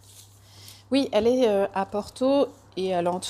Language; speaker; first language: French; native; French